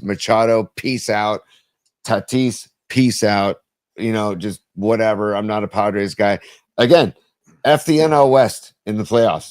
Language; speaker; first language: English; native; English